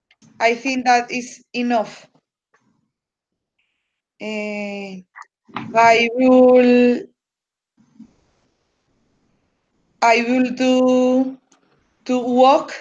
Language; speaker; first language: English; non-native, learner; Spanish